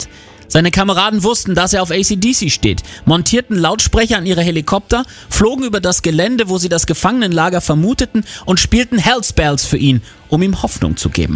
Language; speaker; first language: German; native; German